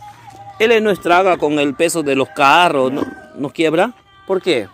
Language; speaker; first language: Portuguese; non-native, learner; Spanish